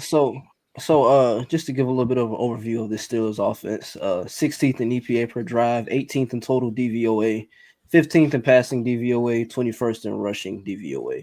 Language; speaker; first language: English; native; English